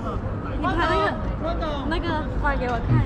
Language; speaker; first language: Chinese; non-native, local second language; Cantonese